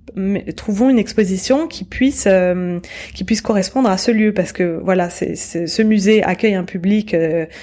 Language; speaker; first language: French; native; French